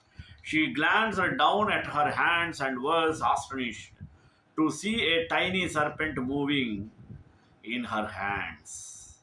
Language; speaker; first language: English; non-native, local second language; Telugu